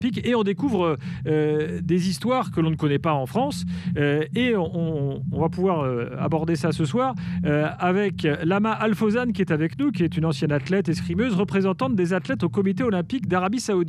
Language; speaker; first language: French; native; French